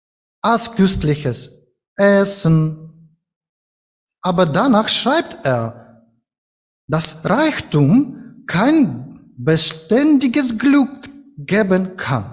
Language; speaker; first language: German; non-native, learner; Ukrainian